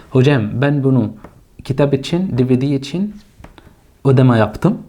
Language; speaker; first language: Turkish; non-native, fluent; Arabic